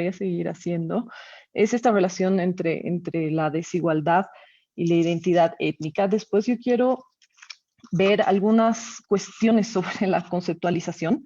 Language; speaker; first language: Spanish; native; Spanish